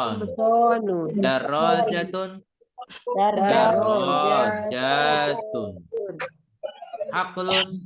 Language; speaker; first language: Arabic; non-native, learner; Indonesian